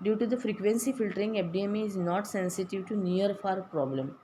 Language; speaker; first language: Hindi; non-native, local second language; Marathi